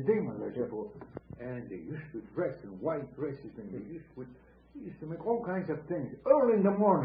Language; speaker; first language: English; non-native, fluent; Ladino